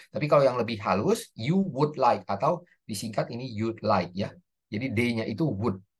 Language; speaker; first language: English; non-native, fluent; Indonesian